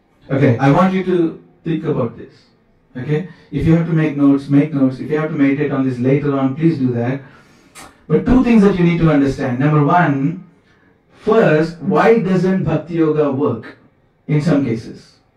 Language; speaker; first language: English; non-native, local second language; Kannada